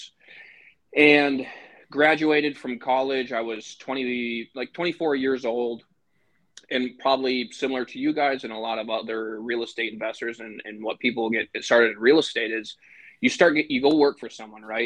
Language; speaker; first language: English; native; English